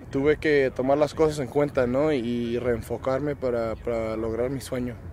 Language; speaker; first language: Spanish; early bilingual, other home language; English